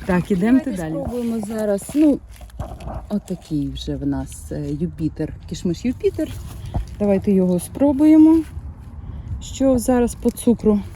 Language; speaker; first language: Ukrainian; native; Ukrainian